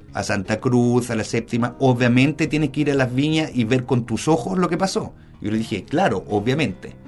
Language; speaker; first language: Spanish; early bilingual, other home language; German